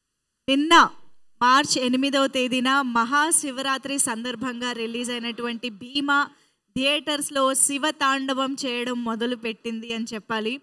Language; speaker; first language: Telugu; native; Telugu